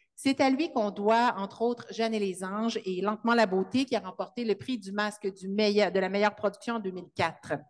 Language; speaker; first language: French; native; French